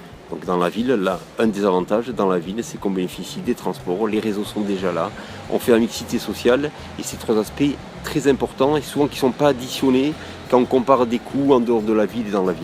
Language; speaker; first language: French; native; French